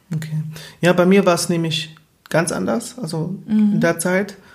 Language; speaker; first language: German; early bilingual, other home language; Portuguese